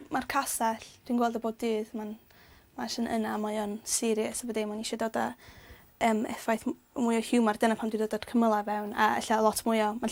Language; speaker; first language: Welsh; native; Welsh